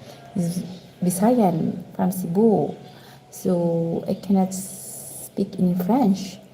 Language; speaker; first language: English; non-native, learner; Cebuano